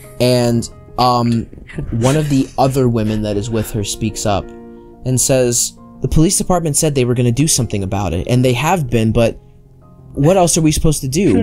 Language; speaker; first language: English; native; English